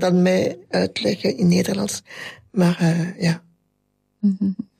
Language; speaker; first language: Dutch; non-native, local second language; French